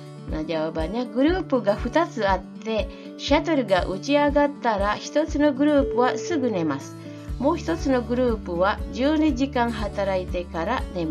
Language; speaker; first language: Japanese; non-native, fluent; Indonesian